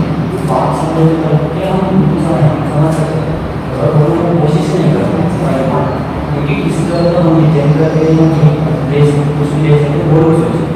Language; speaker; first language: Hindi; non-native, local second language; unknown